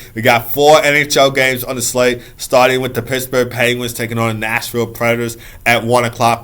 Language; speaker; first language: English; native; English